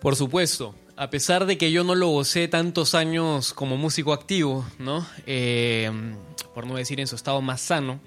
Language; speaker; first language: Spanish; native; Spanish